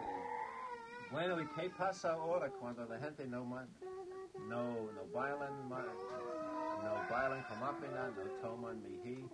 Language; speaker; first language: Spanish; non-native, fluent; English